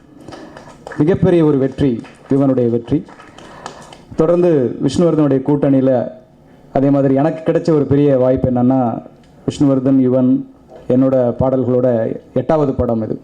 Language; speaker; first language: Tamil; native; Tamil